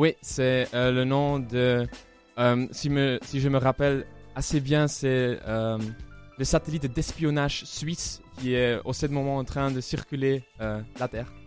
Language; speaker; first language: French; non-native, local second language; Dutch